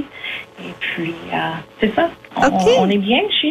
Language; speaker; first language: French; native; French